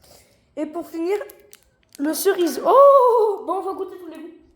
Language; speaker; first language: French; native; French